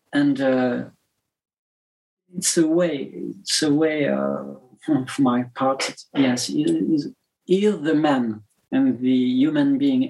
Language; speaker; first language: English; non-native, learner; French